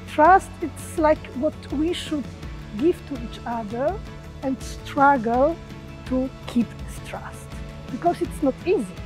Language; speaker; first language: English; non-native, learner; Polish